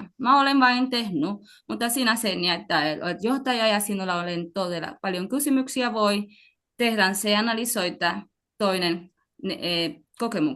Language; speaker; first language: Finnish; non-native, learner; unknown